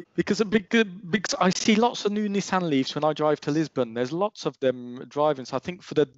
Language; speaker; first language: English; native; English